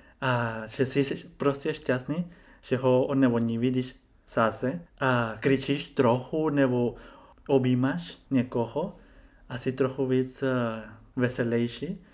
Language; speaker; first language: Czech; non-native, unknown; Spanish